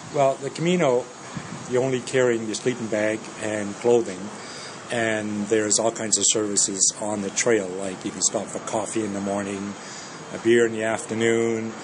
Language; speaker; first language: English; early bilingual, other home language; Danish